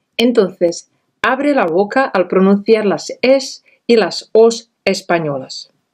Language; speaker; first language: Spanish; non-native, fluent; Czech